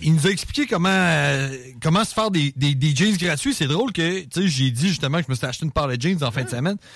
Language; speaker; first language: French; native; French